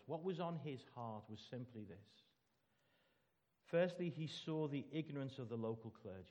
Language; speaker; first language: English; native; English